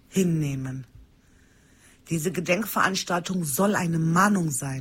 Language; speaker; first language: German; early bilingual, other home language; Turkish